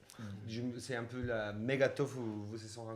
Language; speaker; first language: French; non-native, fluent; Spanish